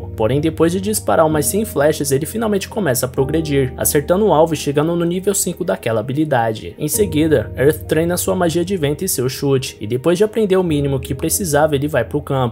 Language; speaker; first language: Portuguese; native; Portuguese